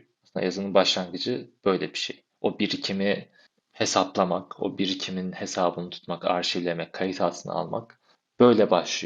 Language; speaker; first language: Turkish; native; Turkish